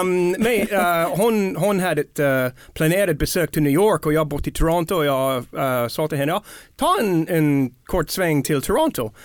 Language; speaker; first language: Swedish; non-native, learner; English